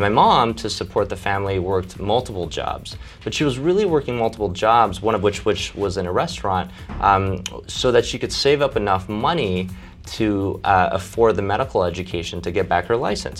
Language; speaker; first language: English; early bilingual, other home language; Chinese